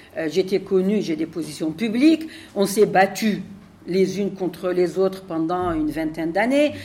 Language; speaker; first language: French; non-native, local second language; Arabic